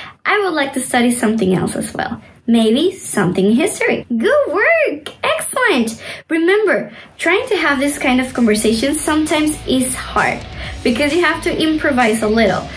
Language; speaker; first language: English; non-native, fluent; Spanish